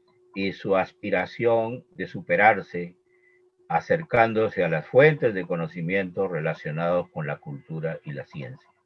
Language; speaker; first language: Spanish; native; Spanish